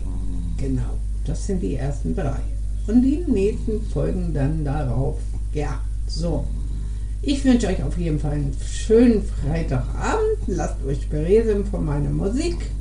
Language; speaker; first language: German; native; German